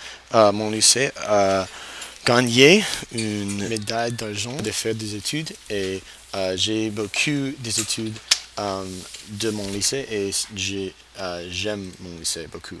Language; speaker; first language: French; non-native, learner; English